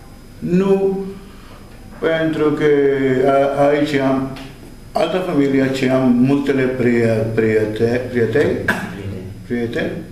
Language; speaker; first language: Romanian; non-native, learner; Spanish